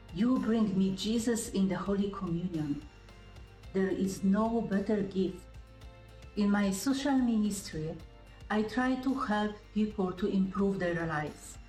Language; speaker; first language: English; non-native, fluent; Indonesian